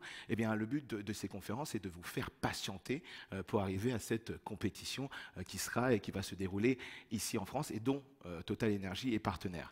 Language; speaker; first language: French; native; French